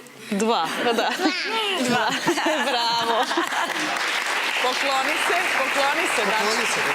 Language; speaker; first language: Serbian; native; Serbian